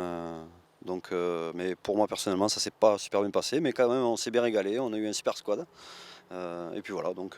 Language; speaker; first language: French; native; French